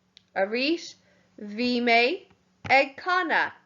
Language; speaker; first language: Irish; non-native, local second language; English